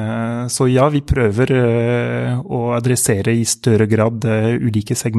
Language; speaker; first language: Norwegian; non-native, fluent; French